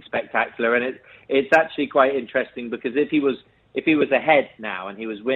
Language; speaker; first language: English; native; English